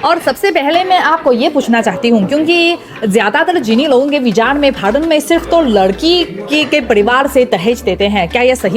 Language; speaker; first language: Hindi; non-native, learner; Chinese